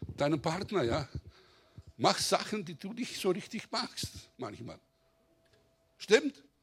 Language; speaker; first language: German; non-native, fluent; Greek